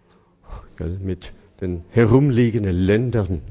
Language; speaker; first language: German; non-native, fluent; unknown